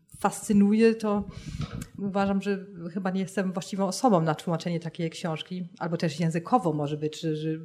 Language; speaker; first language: Polish; non-native, fluent; German